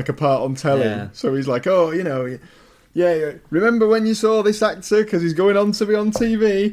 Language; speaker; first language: English; native; English